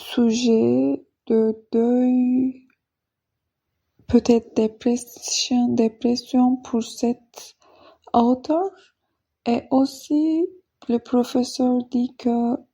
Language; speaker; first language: French; non-native, learner; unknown